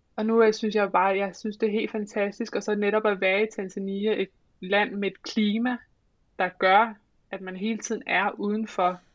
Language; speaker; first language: Danish; early bilingual, other home language; English